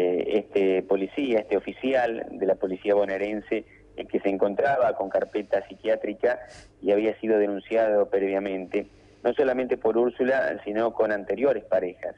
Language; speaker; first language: Spanish; native; Spanish